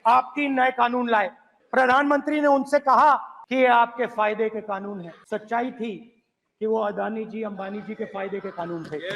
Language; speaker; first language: Hindi; native; Hindi